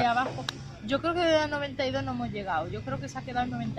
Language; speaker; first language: Spanish; native; Spanish